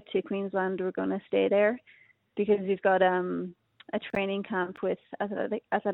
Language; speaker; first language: English; native; English